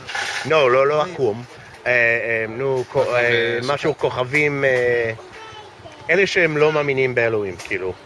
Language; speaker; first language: Hebrew; non-native, fluent; English